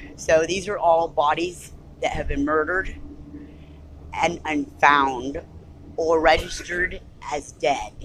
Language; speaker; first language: English; native; English